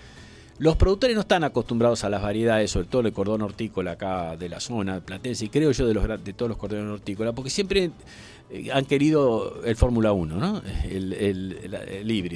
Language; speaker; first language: Spanish; native; Spanish